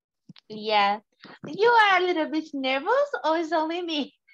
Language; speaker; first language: English; non-native, learner; Portuguese